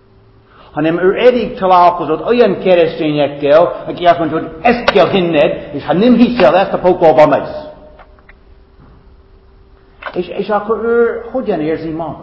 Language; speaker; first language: Hungarian; non-native, fluent; English